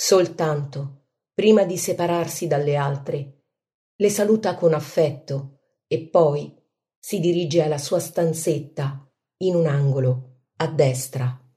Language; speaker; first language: Italian; native; Italian